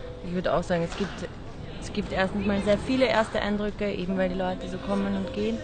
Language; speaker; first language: German; native; German